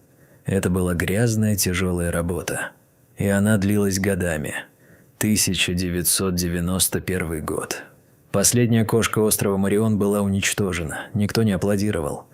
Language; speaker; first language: Russian; native; Russian